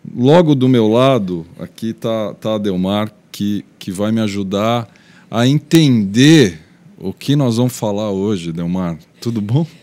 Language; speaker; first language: Portuguese; native; Portuguese